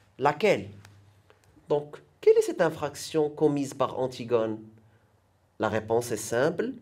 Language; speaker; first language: French; non-native, local second language; Arabic